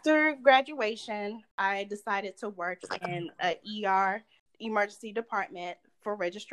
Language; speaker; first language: English; native; English